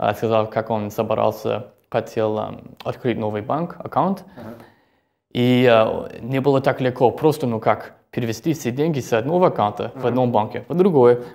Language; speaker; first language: Russian; non-native, fluent; English